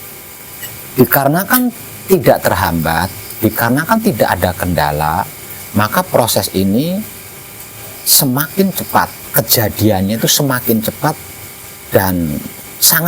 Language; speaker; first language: Indonesian; non-native, local second language; Javanese